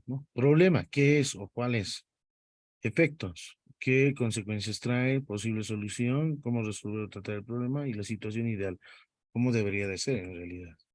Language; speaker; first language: Spanish; native; Spanish